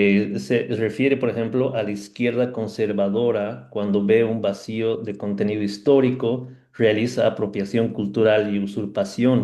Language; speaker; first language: Spanish; native; Spanish